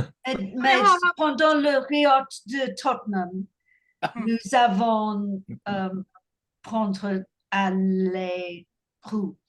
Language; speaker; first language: French; non-native, learner; English